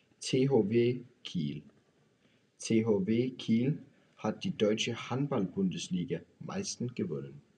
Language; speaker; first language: German; non-native, learner; Danish